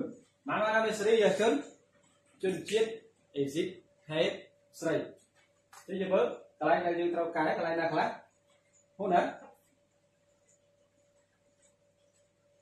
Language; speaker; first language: Arabic; non-native, fluent; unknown